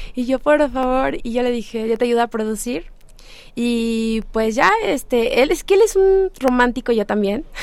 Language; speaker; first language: Spanish; non-native, fluent; French